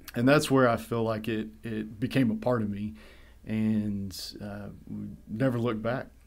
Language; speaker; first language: English; native; English